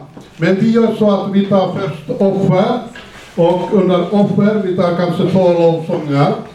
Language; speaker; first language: Swedish; non-native, fluent; Finnish